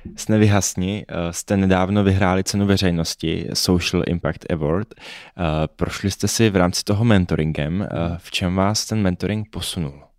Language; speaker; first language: Czech; native; Czech